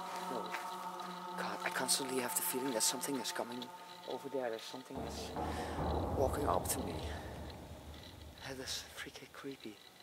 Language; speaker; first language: English; non-native, fluent; Dutch